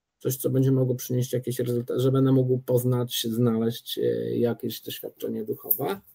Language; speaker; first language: Polish; early bilingual, other home language; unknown